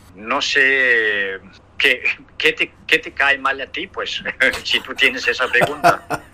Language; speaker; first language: Spanish; non-native, fluent; Danish